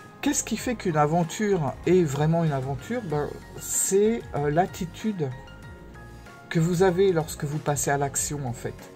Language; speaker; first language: French; native; French